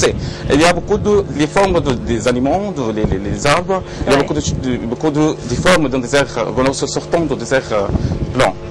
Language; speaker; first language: French; non-native, learner; Arabic